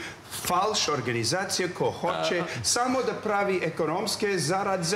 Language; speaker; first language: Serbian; non-native, learner; English